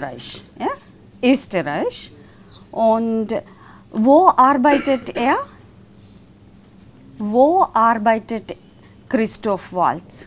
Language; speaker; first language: German; non-native, fluent; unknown